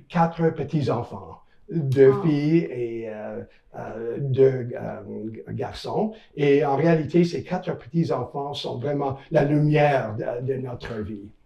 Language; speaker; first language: French; non-native, local second language; English